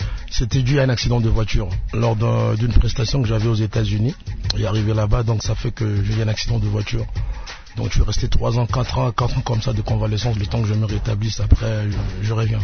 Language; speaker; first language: French; non-native, local second language; Lingala